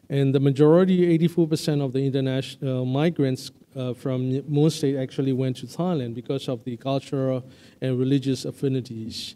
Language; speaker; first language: English; non-native, fluent; Burmese